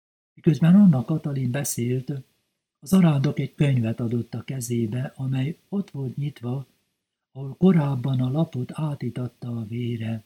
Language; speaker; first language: Hungarian; native; Hungarian